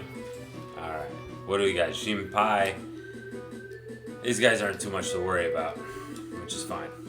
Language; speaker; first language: English; native; English